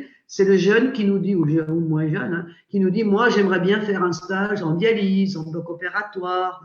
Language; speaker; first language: French; native; French